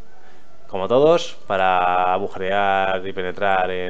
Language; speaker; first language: Spanish; native; Spanish